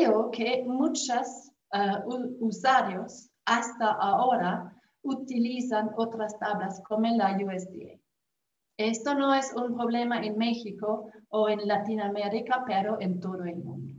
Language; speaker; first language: Spanish; non-native, fluent; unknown